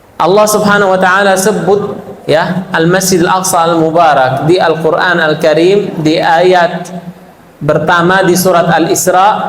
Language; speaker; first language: Indonesian; non-native, fluent; Arabic